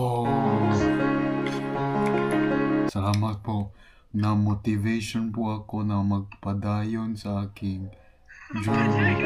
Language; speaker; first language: Filipino; non-native, local second language; Cebuano